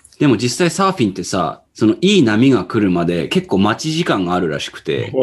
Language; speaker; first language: Japanese; native; Japanese